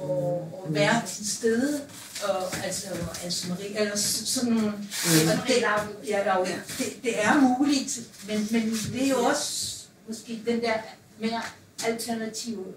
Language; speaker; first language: Danish; non-native, fluent; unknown